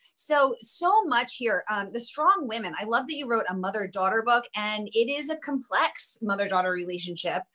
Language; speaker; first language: English; native; English